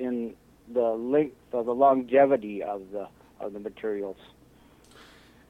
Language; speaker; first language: English; native; English